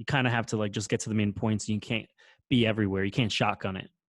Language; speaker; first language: English; native; English